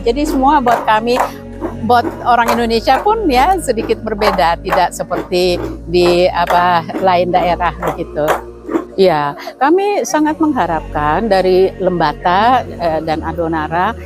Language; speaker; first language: Indonesian; non-native, fluent; English